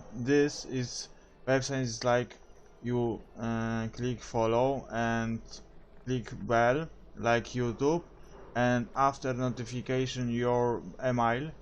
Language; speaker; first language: English; non-native, learner; Polish